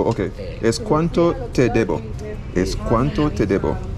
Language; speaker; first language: Spanish; non-native, learner; English